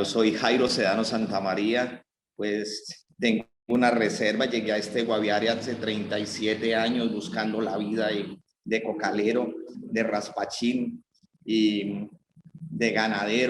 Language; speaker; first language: Spanish; native; Spanish